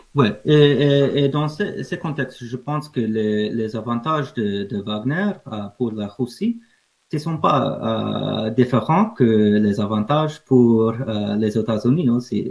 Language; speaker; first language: French; non-native, fluent; English